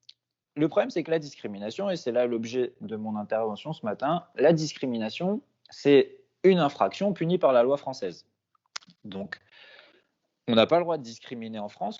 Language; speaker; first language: French; native; French